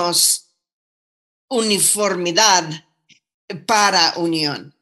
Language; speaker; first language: Spanish; non-native, fluent; English